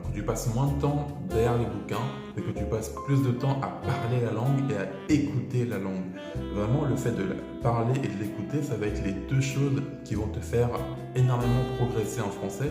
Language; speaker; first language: French; native; French